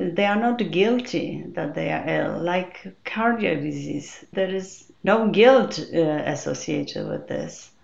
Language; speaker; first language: English; non-native, fluent; Polish